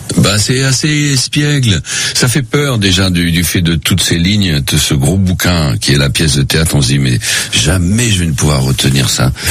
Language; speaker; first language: French; non-native, local second language; Spanish